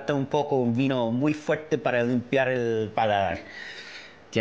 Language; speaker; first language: Spanish; non-native, fluent; English